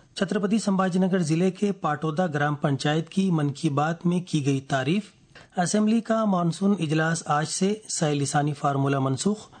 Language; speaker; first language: Urdu; native; Urdu